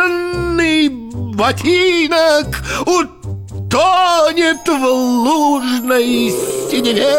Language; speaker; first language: Russian; native; Russian